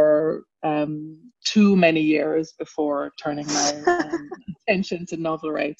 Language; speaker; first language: English; native; English